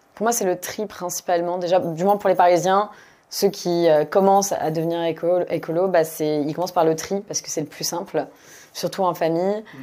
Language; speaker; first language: French; native; French